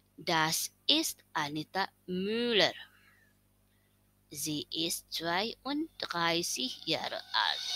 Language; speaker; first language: German; non-native, fluent; Indonesian